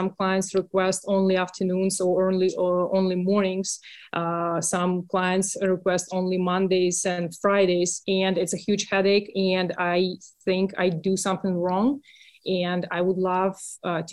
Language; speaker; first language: English; non-native, fluent; Russian